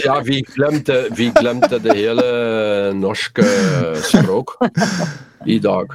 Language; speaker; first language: Norwegian; non-native, learner; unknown